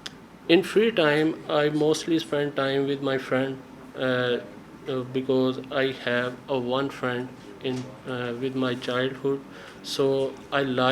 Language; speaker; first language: English; non-native, learner; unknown